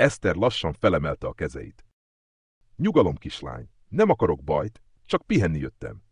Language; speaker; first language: Hungarian; native; Hungarian